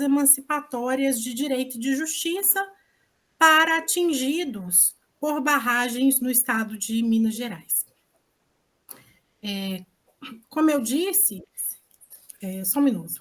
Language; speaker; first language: Portuguese; native; Portuguese